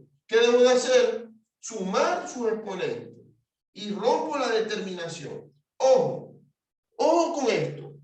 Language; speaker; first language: Spanish; native; Spanish